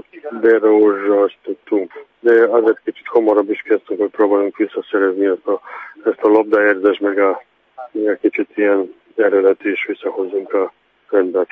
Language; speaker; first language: Hungarian; non-native, fluent; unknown